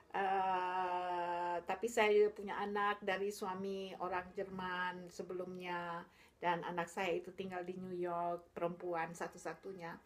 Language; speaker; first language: Indonesian; native; Indonesian